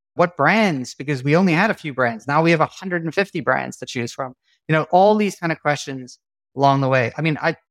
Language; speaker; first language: English; native; English